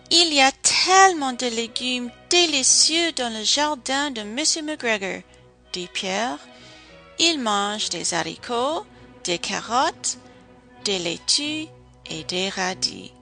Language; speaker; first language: French; non-native, fluent; English